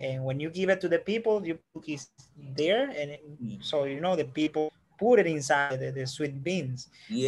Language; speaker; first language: English; non-native, learner; Spanish